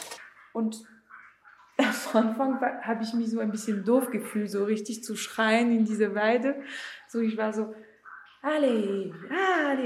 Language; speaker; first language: German; non-native, learner; French